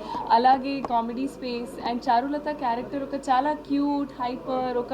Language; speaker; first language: Telugu; non-native, fluent; Hindi